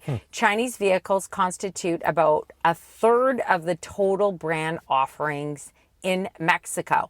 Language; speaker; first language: English; native; English